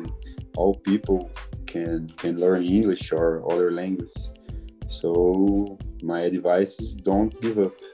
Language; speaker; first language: English; non-native, learner; Portuguese